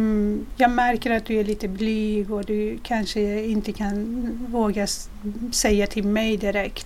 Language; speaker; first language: Swedish; non-native, fluent; Persian